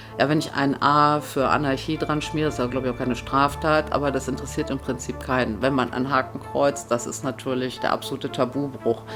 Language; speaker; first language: German; native; German